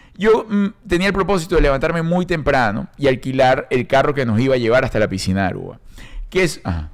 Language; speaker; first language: Spanish; native; Spanish